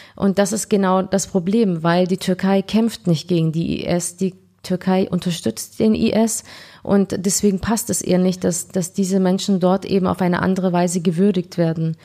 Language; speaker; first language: German; native; German